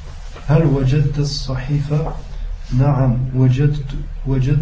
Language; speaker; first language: Arabic; non-native, learner; French